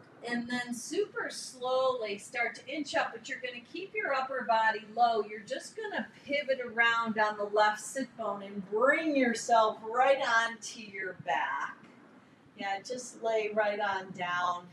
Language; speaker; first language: English; native; English